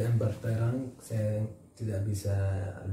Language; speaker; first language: Indonesian; non-native, learner; Arabic